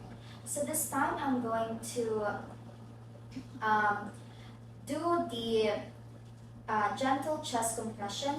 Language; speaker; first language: English; non-native, local second language; Filipino